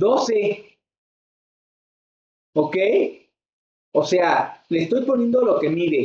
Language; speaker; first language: Spanish; native; Spanish